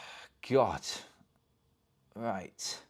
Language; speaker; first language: English; native; English